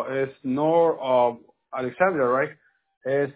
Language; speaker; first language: Spanish; native; Spanish